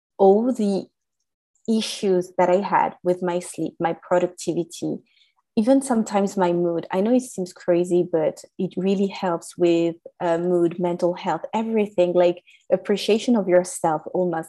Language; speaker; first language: English; non-native, fluent; French